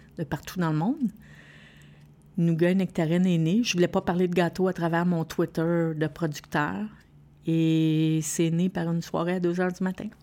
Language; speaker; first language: French; native; French